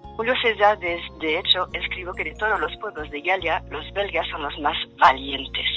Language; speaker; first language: Spanish; non-native, fluent; French